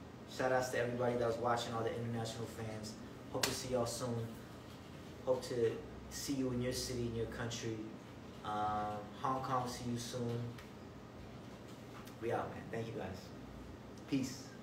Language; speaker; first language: English; native; English